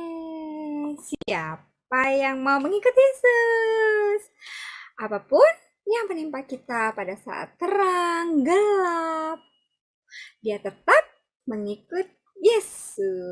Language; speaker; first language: Indonesian; native; Indonesian